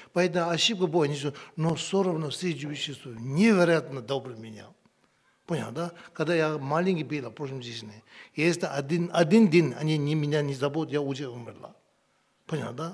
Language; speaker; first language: Russian; non-native, learner; Tibetan